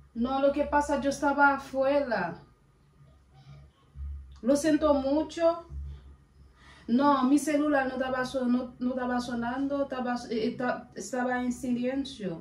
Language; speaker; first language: Spanish; non-native, learner; Haitian Creole